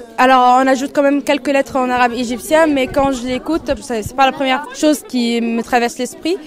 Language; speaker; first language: French; non-native, fluent; Arabic